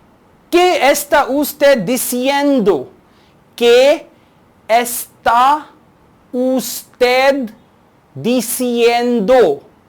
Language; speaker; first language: Spanish; non-native, learner; Urdu